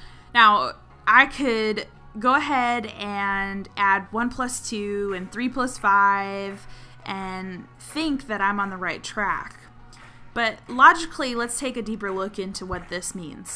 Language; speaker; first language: English; native; English